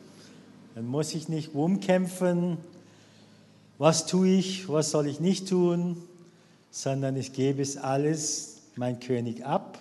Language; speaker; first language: German; non-native, fluent; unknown